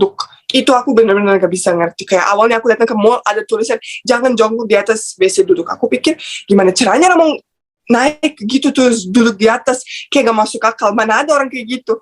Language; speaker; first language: Indonesian; non-native, fluent; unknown